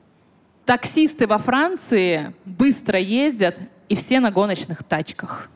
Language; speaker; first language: Russian; native; Russian